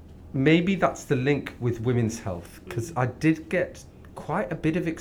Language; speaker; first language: English; native; English